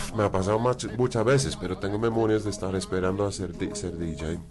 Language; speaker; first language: Spanish; non-native, fluent; English